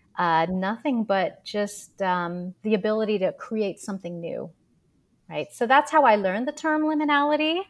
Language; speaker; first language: English; early bilingual, other home language; Filipino